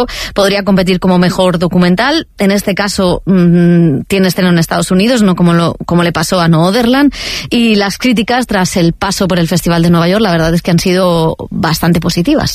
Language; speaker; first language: Spanish; native; Spanish